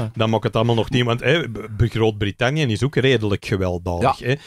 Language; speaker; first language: Dutch; native; Dutch